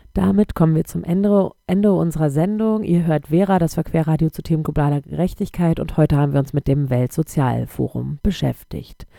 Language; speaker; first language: German; native; German